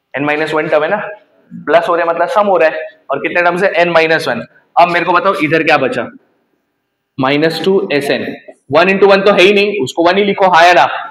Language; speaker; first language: Hindi; native; Hindi